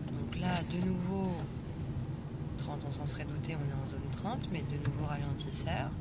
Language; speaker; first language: French; native; French